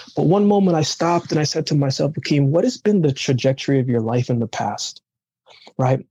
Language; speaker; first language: English; early bilingual, other home language; Jamaican Creole English